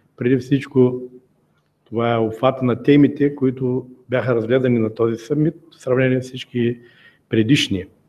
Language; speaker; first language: Bulgarian; native; Bulgarian